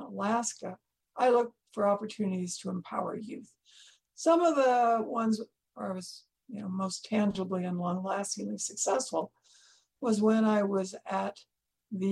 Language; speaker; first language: English; native; English